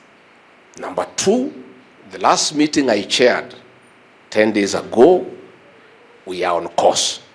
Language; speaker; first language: English; non-native, local second language; Kikuyu